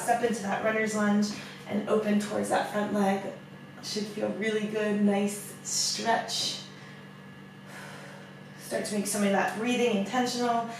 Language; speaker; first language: English; native; English